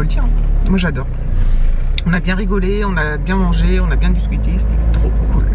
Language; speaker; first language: French; native; French